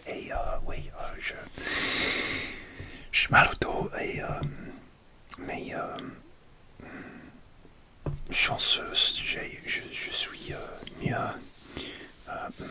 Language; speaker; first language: French; non-native, learner; English